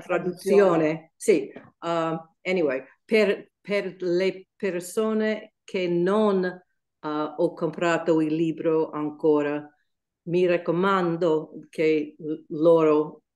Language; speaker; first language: Italian; non-native, learner; English